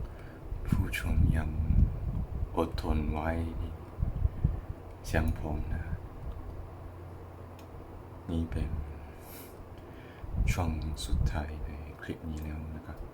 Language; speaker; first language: Thai; non-native, learner; English